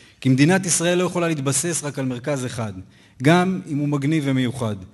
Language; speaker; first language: Hebrew; native; Hebrew